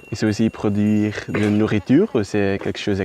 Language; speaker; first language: French; non-native, learner; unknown